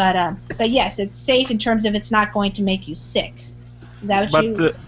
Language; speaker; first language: English; native; English